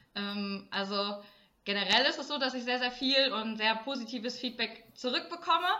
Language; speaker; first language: German; native; German